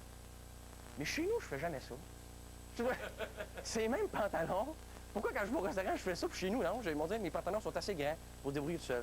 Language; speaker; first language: French; native; French